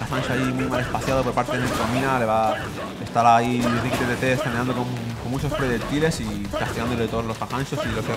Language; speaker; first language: Spanish; native; Spanish